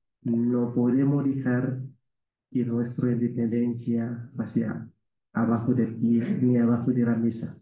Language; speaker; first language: Spanish; non-native, learner; Haitian Creole